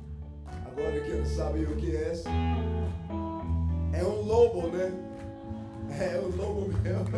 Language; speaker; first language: Portuguese; non-native, fluent; English